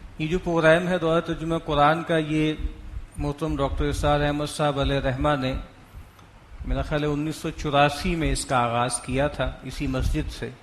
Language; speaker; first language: Urdu; non-native, local second language; Punjabi